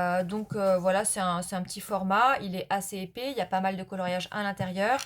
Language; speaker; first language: French; native; French